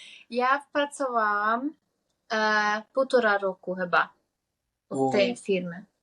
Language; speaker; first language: Polish; non-native, learner; Hungarian